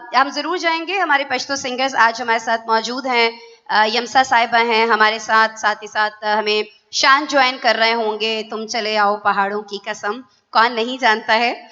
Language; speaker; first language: Urdu; non-native, local second language; Punjabi